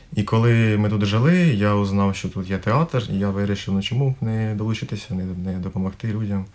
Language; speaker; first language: Ukrainian; native; Ukrainian